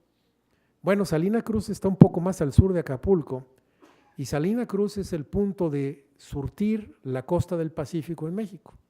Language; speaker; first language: Spanish; native; Spanish